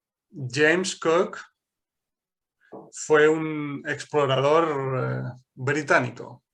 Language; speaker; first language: Spanish; non-native, fluent; English